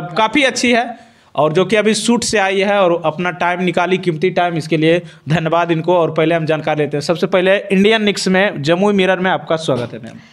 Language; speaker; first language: Hindi; native; Hindi